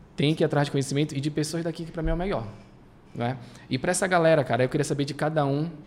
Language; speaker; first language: Portuguese; native; Portuguese